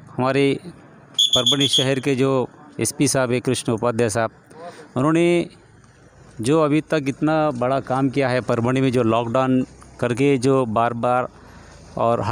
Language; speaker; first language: Hindi; non-native, local second language; Urdu